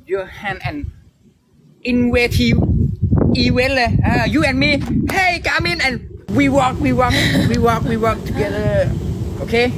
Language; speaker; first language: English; non-native, learner; Thai